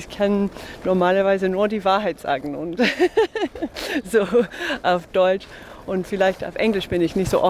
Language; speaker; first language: German; non-native, fluent; English